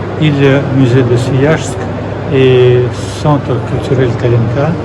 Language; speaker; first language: French; non-native, fluent; Russian